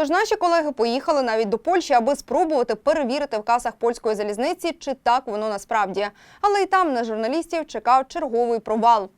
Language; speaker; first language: Ukrainian; native; Ukrainian